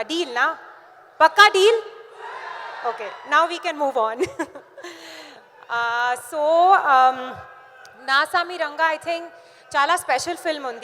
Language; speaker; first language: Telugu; non-native, learner; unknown